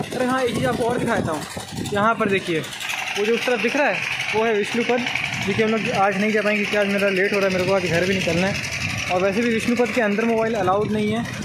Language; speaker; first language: Hindi; native; Hindi